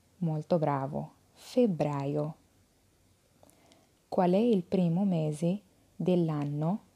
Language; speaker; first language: Italian; non-native, fluent; Arabic